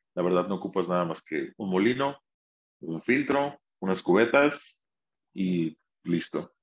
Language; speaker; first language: Spanish; native; Spanish